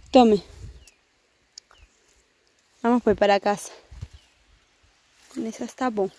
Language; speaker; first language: Spanish; native; Spanish